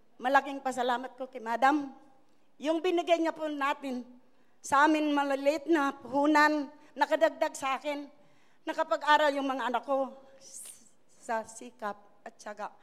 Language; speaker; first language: Filipino; native; Filipino